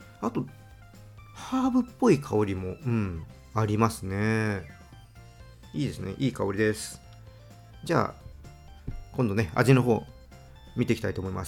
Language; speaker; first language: Japanese; native; Japanese